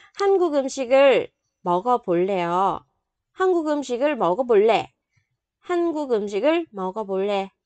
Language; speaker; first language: Korean; non-native, fluent; Vietnamese